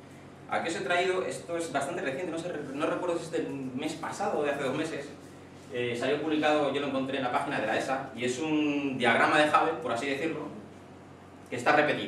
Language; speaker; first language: Spanish; native; Spanish